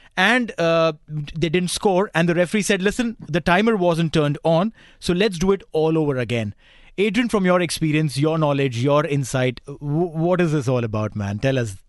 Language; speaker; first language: English; non-native, local second language; Hindi